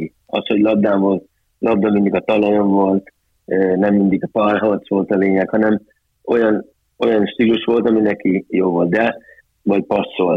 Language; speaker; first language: Hungarian; early bilingual, heritage; Hungarian